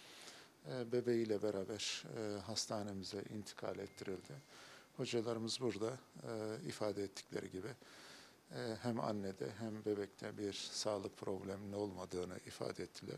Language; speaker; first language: Turkish; native; Turkish